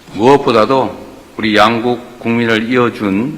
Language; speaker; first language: Korean; native; Korean